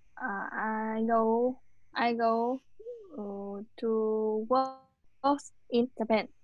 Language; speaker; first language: English; non-native, learner; Vietnamese